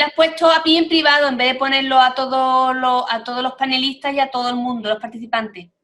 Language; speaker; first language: Spanish; native; Spanish